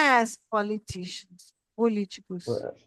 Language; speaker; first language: English; non-native, fluent; Portuguese